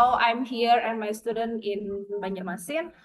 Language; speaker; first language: English; non-native, fluent; Indonesian